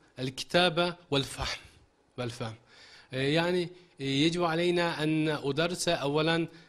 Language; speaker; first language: Arabic; non-native, fluent; Turkish